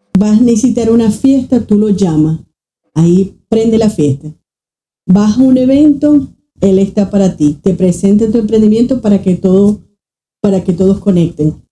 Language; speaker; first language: Spanish; native; Spanish